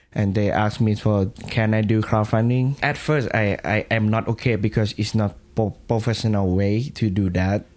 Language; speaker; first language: English; non-native, learner; Thai